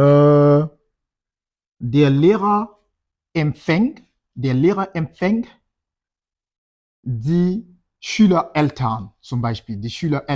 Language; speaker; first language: German; non-native, fluent; French